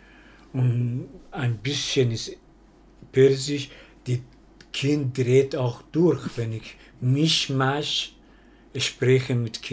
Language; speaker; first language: German; non-native, learner; Persian